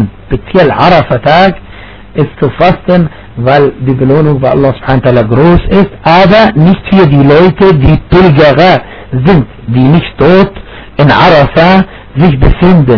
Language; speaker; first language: German; non-native, fluent; Arabic